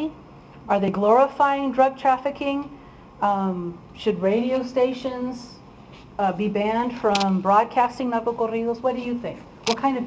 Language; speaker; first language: English; early bilingual, other home language; Spanish